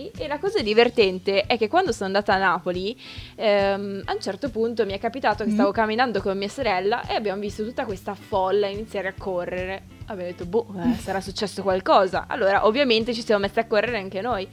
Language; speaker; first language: Italian; native; Italian